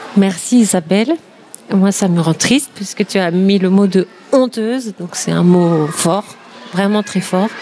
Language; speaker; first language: French; native; French